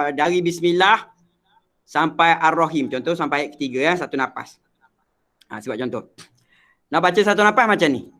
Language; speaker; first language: Malay; native; Malay